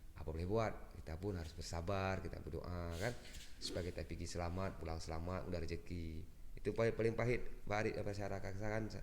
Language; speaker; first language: Indonesian; non-native, local second language; Achinese